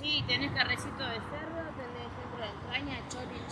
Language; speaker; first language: Spanish; native; Spanish